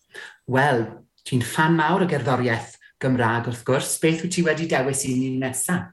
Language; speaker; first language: Welsh; native; Welsh